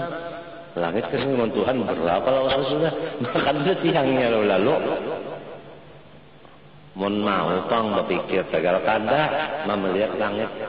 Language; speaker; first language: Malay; non-native, local second language; Banjar